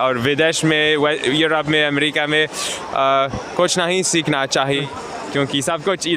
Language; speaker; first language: Hindi; non-native, learner; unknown